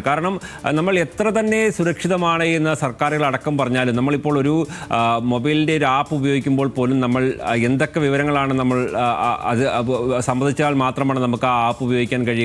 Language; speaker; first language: Malayalam; native; Malayalam